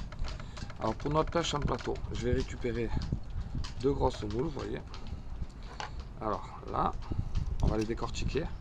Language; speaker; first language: French; native; French